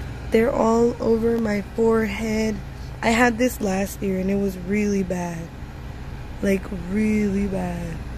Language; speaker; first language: English; early bilingual, other home language; Spanish